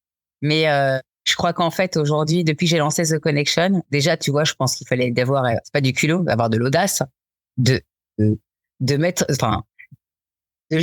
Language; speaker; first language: French; native; French